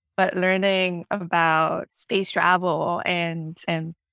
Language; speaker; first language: English; non-native, local second language; Ganda